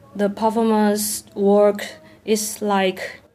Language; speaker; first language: English; non-native, learner; Chinese